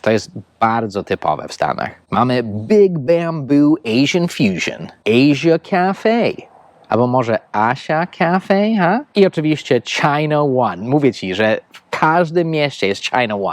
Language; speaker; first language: Polish; non-native, fluent; English